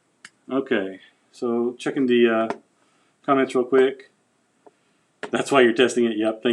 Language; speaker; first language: English; native; English